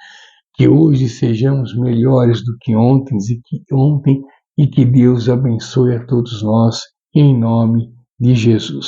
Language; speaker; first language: Portuguese; native; Portuguese